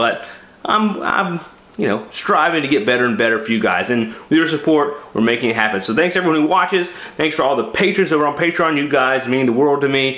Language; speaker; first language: English; native; English